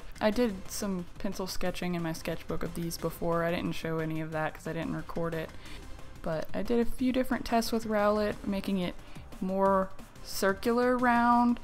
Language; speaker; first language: English; native; English